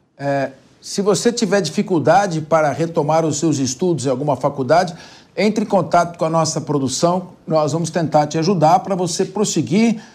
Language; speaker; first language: Portuguese; native; Portuguese